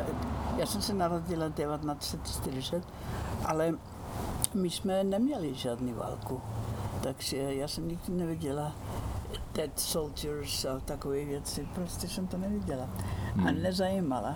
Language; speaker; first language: Czech; non-native, fluent; Icelandic